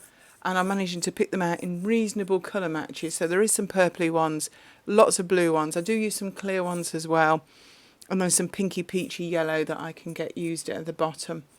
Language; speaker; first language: English; native; English